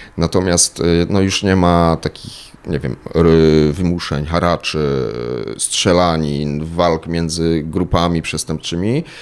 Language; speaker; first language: Polish; native; Polish